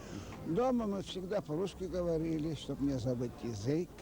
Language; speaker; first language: Russian; early bilingual, heritage; Russian